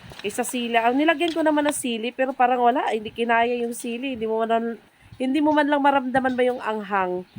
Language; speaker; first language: Filipino; non-native, local second language; Cebuano